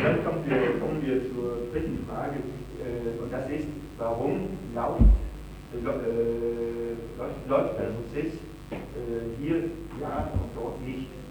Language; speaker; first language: German; non-native, fluent; Italian